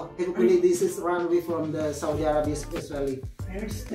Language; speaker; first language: English; non-native, learner; Indonesian